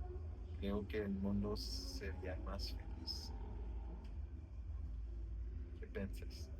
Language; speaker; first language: Spanish; non-native, learner; French